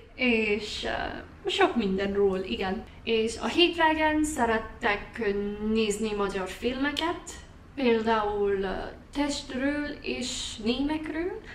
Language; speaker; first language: Hungarian; non-native, learner; English